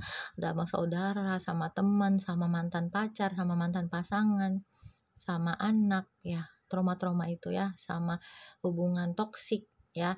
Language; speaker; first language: Indonesian; native; Indonesian